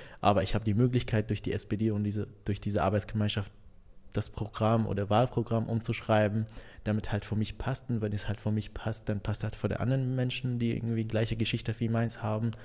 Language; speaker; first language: German; non-native, fluent; Arabic